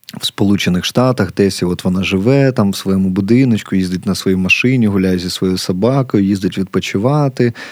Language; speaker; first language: Ukrainian; native; Ukrainian